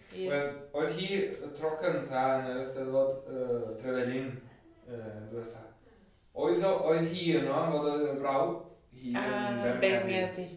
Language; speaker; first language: Welsh; non-native, fluent; Spanish